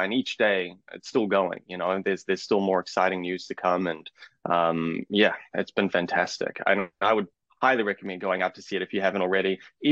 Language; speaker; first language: English; native; English